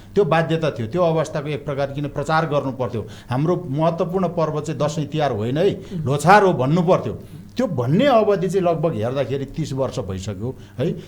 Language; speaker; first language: Nepali; non-native, local second language; Eastern Tamang